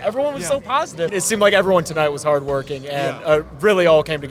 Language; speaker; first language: English; native; English